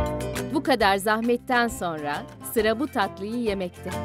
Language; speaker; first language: Turkish; native; Turkish